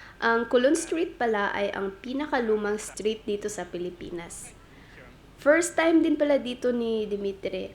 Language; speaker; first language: Filipino; native; Filipino